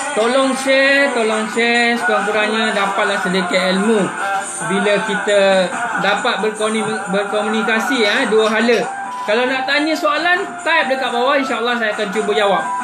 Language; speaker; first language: Malay; non-native, local second language; Buginese